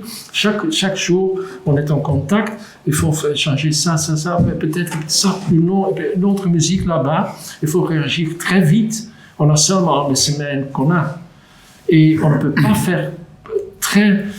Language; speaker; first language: French; non-native, local second language; Dutch